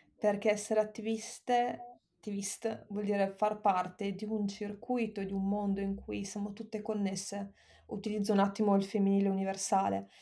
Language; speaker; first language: Italian; native; Italian